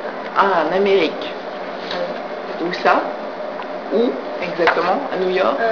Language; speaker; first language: French; non-native, fluent; English